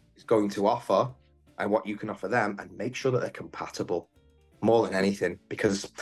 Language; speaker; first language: English; native; English